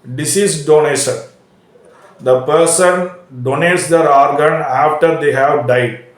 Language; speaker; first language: English; non-native, local second language; Tamil